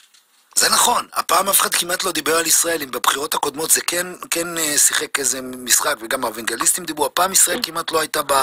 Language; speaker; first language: Hebrew; native; Hebrew